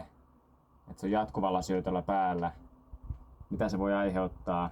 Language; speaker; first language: Finnish; native; Finnish